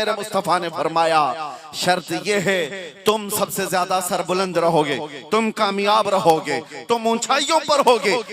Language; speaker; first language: Hindi; non-native, local second language; Urdu